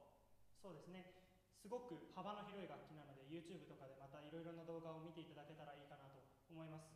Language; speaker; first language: Japanese; native; Japanese